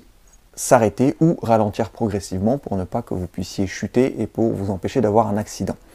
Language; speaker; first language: French; native; French